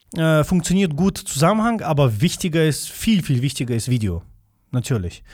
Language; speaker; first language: German; non-native, fluent; Russian